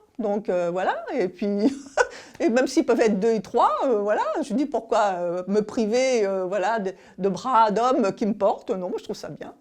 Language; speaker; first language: French; native; French